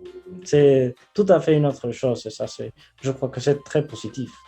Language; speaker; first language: French; non-native, fluent; Spanish